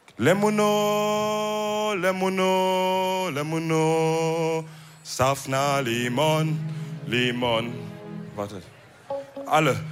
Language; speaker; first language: German; early bilingual, other home language; Wolof